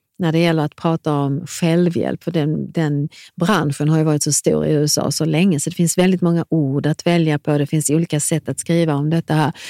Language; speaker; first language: Swedish; early bilingual, other home language; Serbian